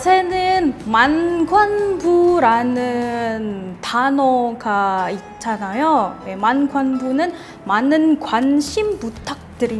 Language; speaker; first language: Korean; non-native, fluent; Indonesian